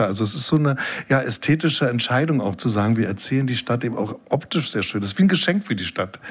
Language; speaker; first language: German; native; German